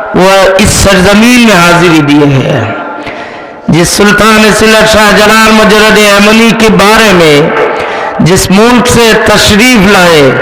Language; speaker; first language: Urdu; non-native, local second language; Sylheti